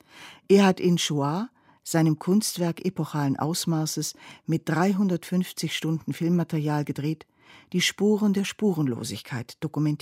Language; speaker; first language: German; native; German